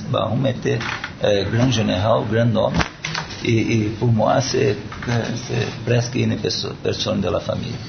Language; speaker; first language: French; non-native, learner; Portuguese